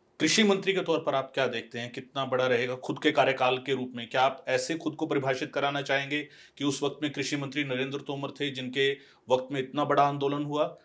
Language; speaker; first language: Hindi; non-native, local second language; Punjabi